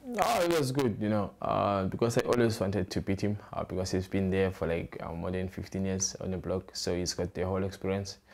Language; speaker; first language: English; non-native, local second language; Zulu